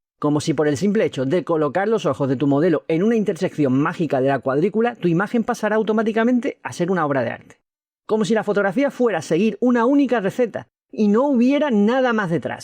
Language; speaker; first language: Spanish; native; Spanish